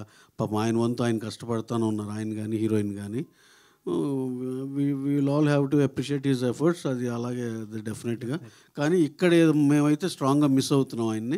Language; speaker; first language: Telugu; native; Telugu